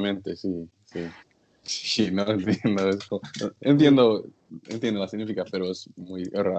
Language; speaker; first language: Spanish; non-native, learner; English